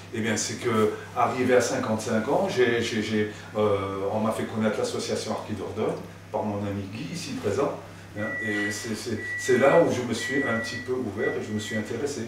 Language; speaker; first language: French; native; French